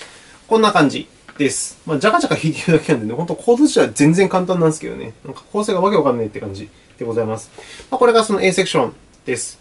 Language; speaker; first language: Japanese; native; Japanese